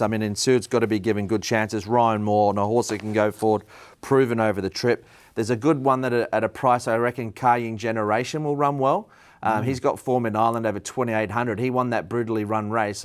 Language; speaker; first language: English; native; English